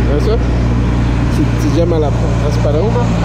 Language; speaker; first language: Spanish; non-native, learner; Haitian Creole